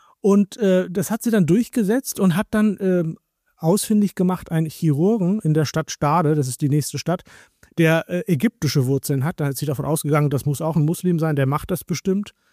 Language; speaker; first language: German; native; German